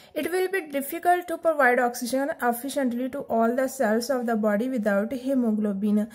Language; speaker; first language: English; non-native, local second language; Punjabi